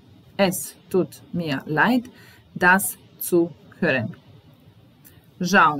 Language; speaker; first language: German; non-native, fluent; Serbian